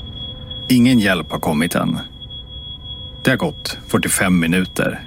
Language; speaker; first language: Swedish; native; Swedish